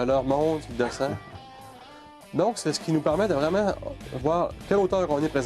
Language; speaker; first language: French; native; French